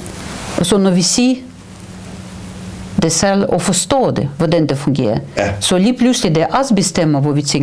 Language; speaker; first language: Danish; non-native, fluent; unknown